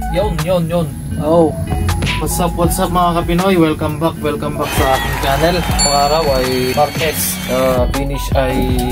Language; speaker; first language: Filipino; non-native, local second language; Iloko